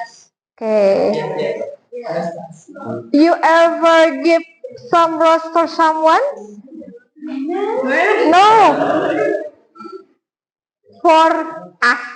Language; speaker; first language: English; non-native, learner; Indonesian